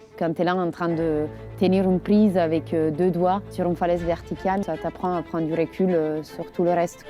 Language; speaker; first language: French; non-native, fluent; Italian